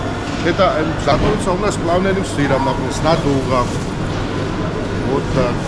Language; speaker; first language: Russian; non-native, fluent; Georgian